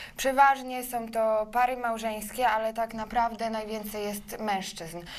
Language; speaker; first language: Polish; early bilingual, other home language; Ukrainian